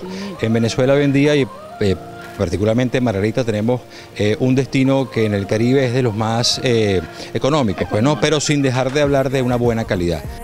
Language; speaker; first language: Spanish; native; Spanish